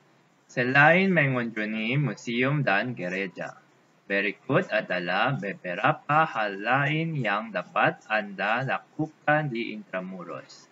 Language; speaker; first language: Indonesian; non-native, learner; Filipino